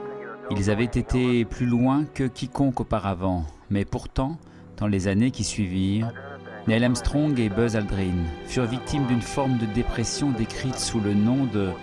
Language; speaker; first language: French; native; French